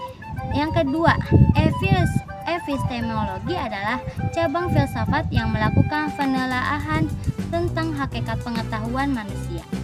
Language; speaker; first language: Indonesian; native; Indonesian